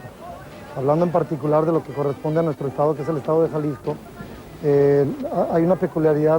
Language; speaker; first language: Spanish; native; Spanish